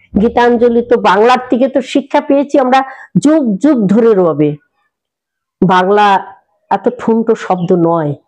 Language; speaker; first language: Bangla; native; Bangla